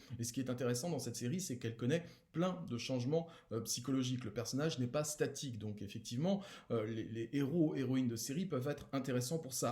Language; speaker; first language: French; native; French